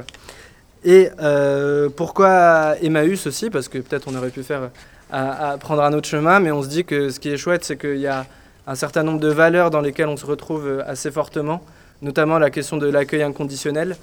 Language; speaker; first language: French; native; French